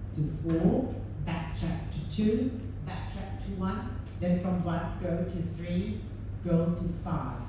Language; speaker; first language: English; non-native, fluent; Thai